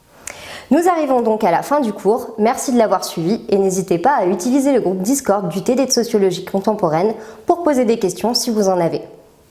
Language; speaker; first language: French; native; French